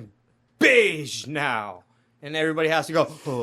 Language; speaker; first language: English; native; English